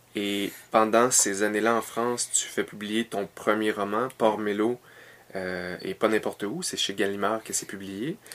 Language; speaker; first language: French; native; French